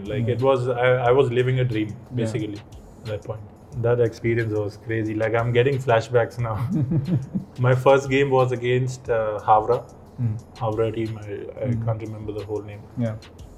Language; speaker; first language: English; non-native, local second language; Punjabi